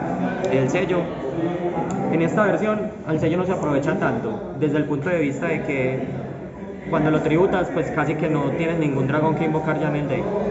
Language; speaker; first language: Spanish; native; Spanish